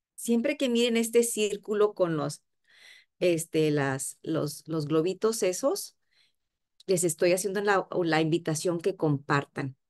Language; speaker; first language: Spanish; early bilingual, heritage; Spanish